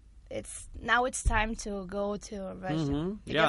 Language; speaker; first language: English; non-native, fluent; Spanish